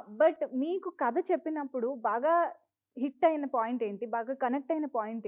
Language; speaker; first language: Telugu; native; Telugu